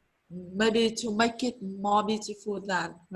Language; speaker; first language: English; non-native, learner; Vietnamese